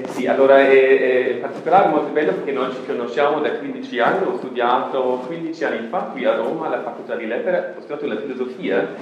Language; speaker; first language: Italian; non-native, learner; German